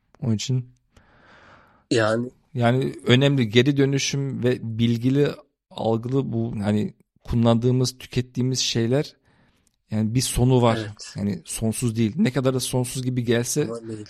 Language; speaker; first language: Turkish; early bilingual, heritage; Turkish